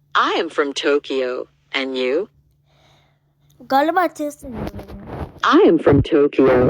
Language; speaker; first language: English; non-native, learner; Turkish